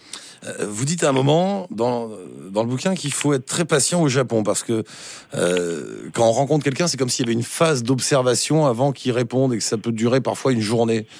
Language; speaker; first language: French; native; French